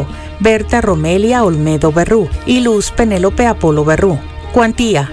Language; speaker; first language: Spanish; native; Spanish